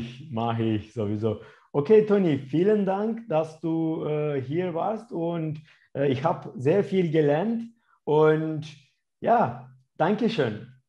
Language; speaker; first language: German; non-native, fluent; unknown